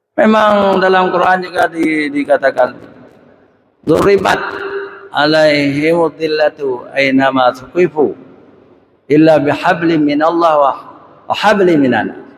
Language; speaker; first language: Malay; non-native, local second language; Achinese